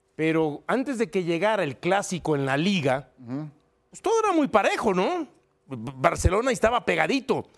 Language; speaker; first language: Spanish; native; Spanish